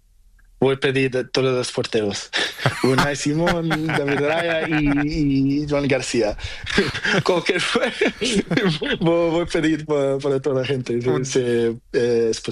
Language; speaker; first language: Spanish; non-native, learner; Portuguese